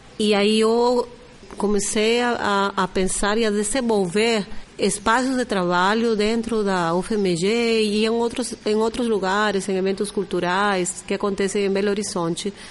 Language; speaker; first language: Portuguese; non-native, fluent; Spanish